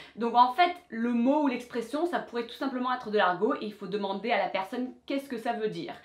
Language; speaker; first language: French; non-native, fluent; English